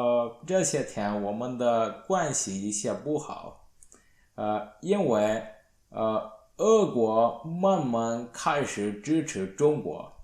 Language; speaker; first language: Chinese; non-native, learner; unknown